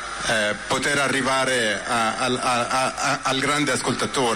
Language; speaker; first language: Italian; native; Italian